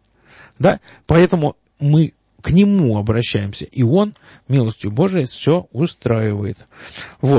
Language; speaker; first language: Russian; native; Russian